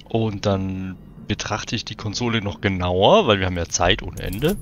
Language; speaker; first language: German; native; German